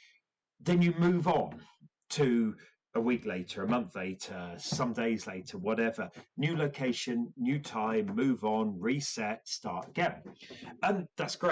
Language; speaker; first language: English; native; English